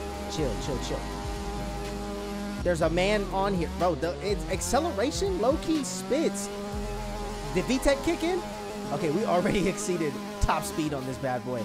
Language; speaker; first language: English; native; English